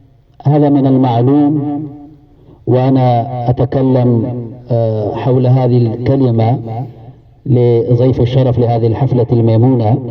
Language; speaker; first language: Arabic; non-native, fluent; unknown